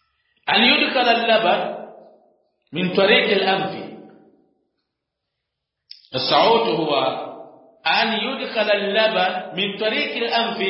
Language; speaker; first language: Arabic; non-native, fluent; Swahili